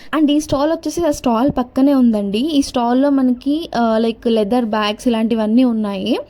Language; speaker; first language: Telugu; non-native, local second language; Kannada